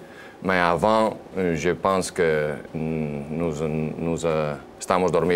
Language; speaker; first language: French; non-native, learner; Spanish